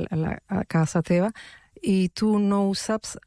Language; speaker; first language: Catalan; non-native, fluent; Spanish